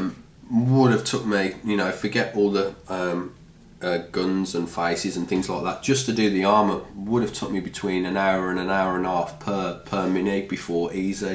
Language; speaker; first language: English; native; English